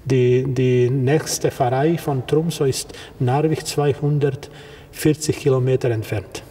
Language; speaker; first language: German; non-native, fluent; Croatian